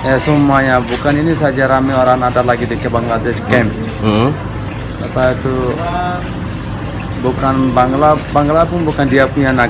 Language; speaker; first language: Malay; non-native, learner; Rohingya